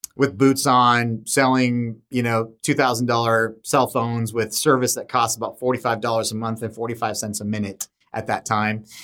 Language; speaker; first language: English; native; English